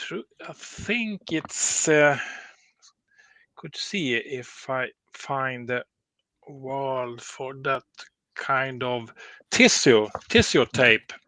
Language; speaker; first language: English; non-native, learner; Swedish